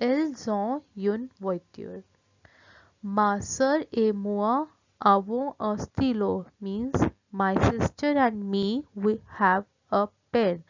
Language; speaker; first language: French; non-native, fluent; Hindi